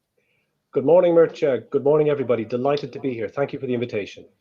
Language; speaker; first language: English; native; English